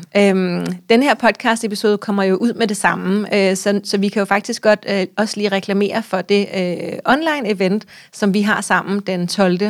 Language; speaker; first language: Danish; early bilingual, other home language; Icelandic